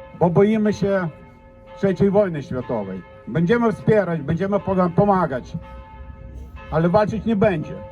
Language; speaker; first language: Polish; non-native, fluent; Ukrainian